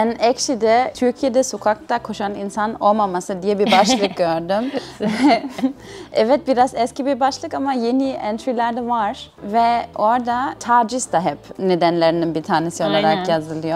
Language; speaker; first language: Turkish; non-native, fluent; German